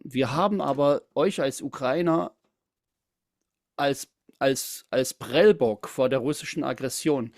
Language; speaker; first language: German; native; German